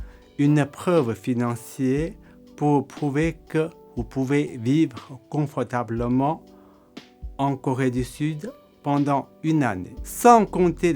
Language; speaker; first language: French; non-native, fluent; Korean